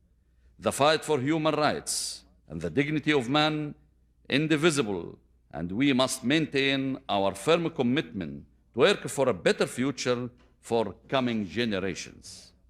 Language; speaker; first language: English; non-native, fluent; Arabic